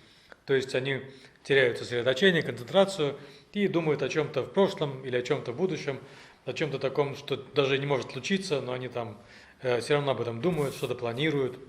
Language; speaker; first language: Russian; native; Russian